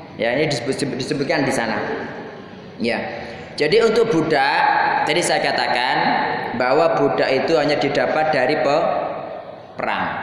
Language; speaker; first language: Indonesian; non-native, local second language; Javanese